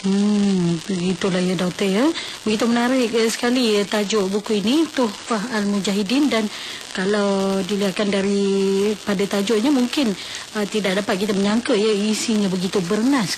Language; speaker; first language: Malay; native; Malay